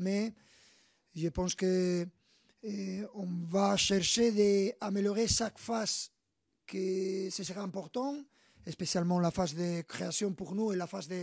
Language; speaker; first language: French; non-native, fluent; Spanish